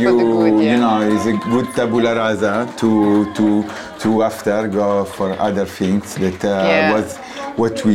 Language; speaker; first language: English; non-native, learner; Italian